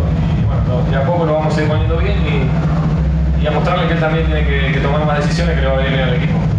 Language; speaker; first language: Spanish; native; Spanish